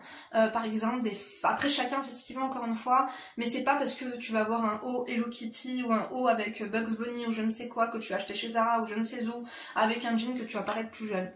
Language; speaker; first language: French; native; French